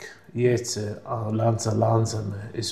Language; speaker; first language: German; non-native, learner; Italian